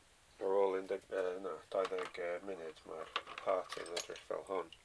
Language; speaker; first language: Welsh; non-native, learner; English